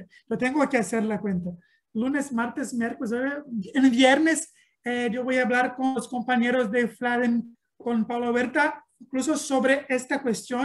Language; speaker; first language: Spanish; non-native, learner; Portuguese